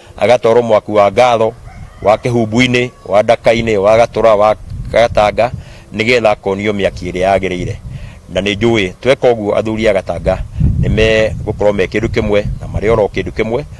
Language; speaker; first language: Kikuyu; native; Kikuyu